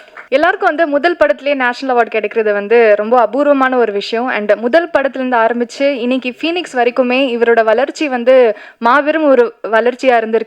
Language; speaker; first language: Tamil; native; Tamil